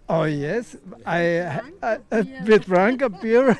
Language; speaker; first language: English; non-native, learner; German